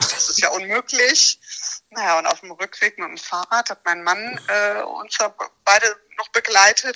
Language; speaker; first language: German; native; German